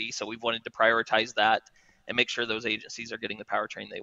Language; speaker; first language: English; native; English